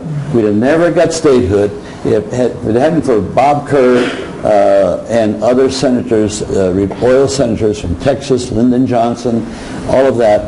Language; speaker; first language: English; native; English